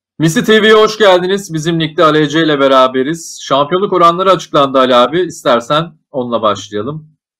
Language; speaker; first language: Turkish; native; Turkish